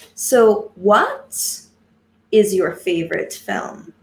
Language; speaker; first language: English; native; English